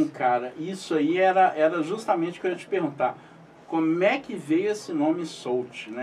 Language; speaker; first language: Portuguese; native; Portuguese